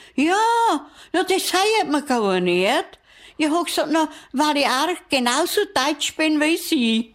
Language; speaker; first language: Czech; non-native, local second language; German